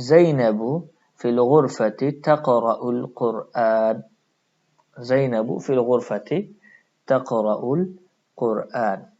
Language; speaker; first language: Arabic; non-native, fluent; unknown